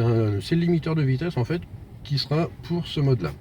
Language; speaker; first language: French; native; French